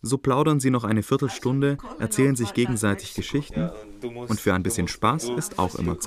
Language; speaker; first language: German; native; German